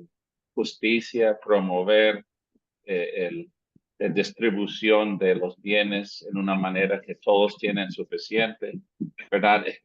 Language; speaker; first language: Spanish; non-native, fluent; English